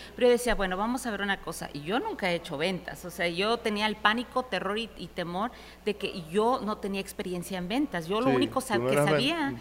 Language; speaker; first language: Spanish; early bilingual, heritage; Spanish